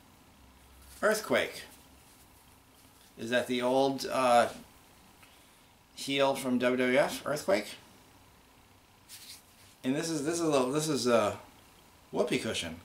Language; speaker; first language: English; native; English